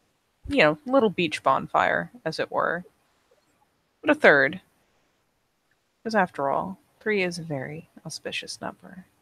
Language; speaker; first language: English; native; English